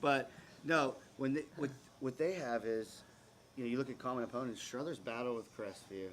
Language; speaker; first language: English; native; English